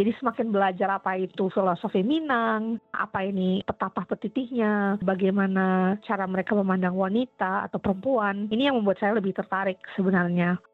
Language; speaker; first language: Indonesian; native; Indonesian